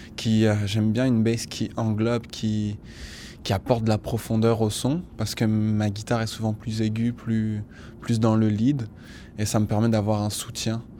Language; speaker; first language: French; native; French